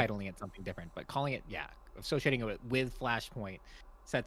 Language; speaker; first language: English; native; English